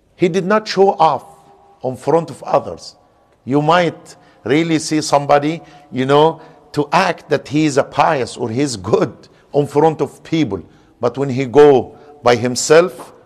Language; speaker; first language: English; non-native, fluent; Arabic